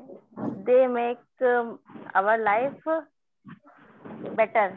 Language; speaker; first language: English; non-native, learner; Hindi